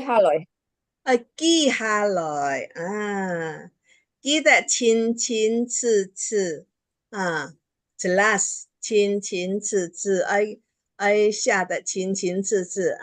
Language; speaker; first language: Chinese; non-native, local second language; Hakka Chinese